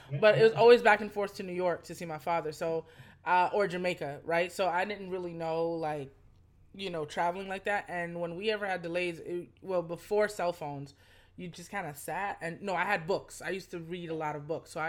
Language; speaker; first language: English; native; English